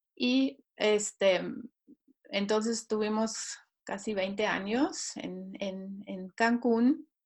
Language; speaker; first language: Spanish; non-native, fluent; Swiss German